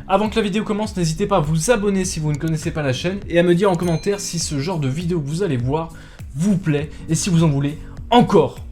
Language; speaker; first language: French; native; French